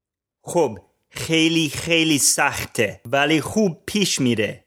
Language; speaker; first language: Persian; non-native, learner; English